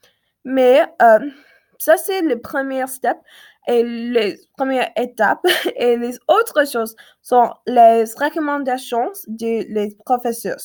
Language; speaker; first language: French; non-native, learner; English